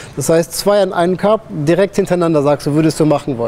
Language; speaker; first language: German; native; German